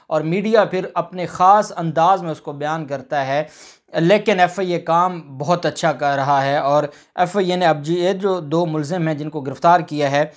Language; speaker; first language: Urdu; non-native, local second language; Punjabi